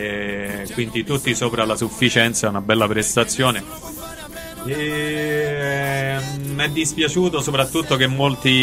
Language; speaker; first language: Italian; native; Italian